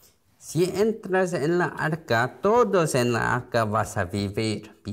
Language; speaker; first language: Spanish; non-native, learner; Korean